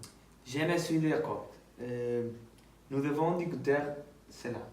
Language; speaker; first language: French; non-native, learner; Spanish